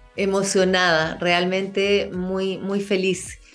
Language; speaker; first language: Spanish; native; Spanish